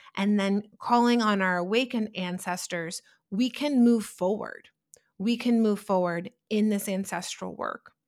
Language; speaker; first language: English; early bilingual, other home language; Italian